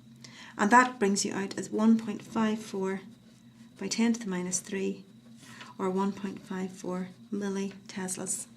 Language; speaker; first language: English; native; English